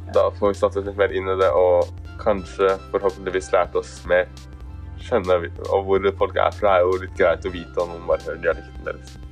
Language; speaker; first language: Norwegian; native; Norwegian